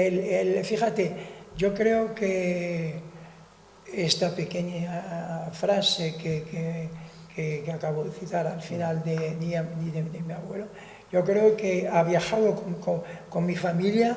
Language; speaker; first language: Spanish; non-native, fluent; Arabic